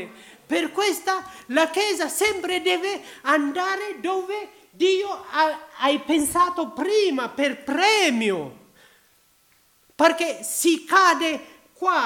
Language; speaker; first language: Italian; non-native, learner; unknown